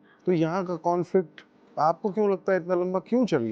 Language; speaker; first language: Hindi; native; Hindi